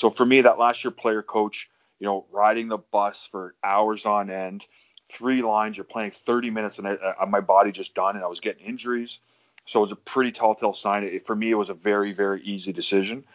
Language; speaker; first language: English; native; English